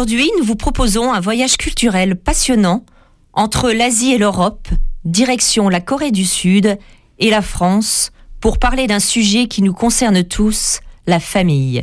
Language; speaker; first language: French; native; French